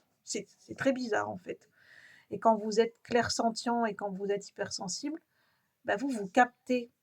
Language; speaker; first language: French; native; French